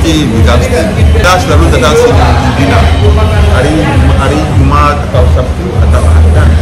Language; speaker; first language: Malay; non-native, learner; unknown